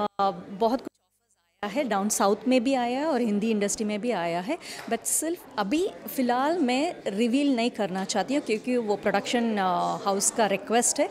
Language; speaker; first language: Hindi; non-native, local second language; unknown